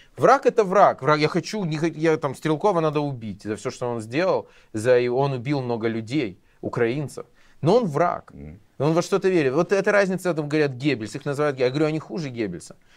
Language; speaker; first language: Russian; native; Russian